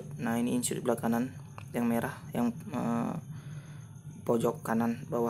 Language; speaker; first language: Indonesian; native; Indonesian